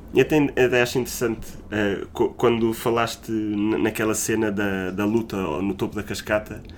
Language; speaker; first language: Portuguese; native; Portuguese